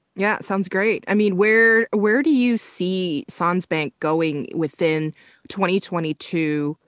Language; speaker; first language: English; native; English